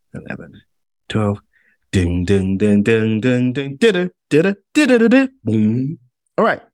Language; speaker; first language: English; native; English